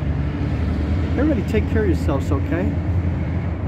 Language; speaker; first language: English; native; English